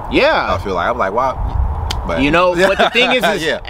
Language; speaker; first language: English; native; English